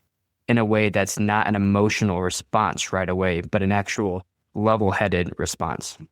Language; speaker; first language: English; native; English